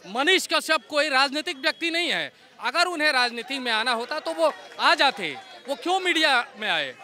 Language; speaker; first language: Hindi; native; Hindi